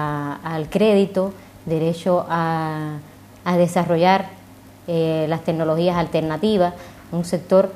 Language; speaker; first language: Spanish; native; Spanish